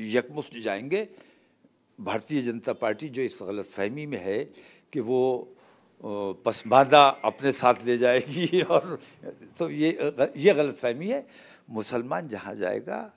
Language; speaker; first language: Hindi; native; Hindi